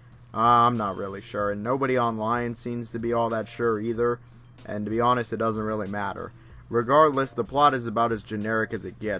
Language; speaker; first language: English; native; English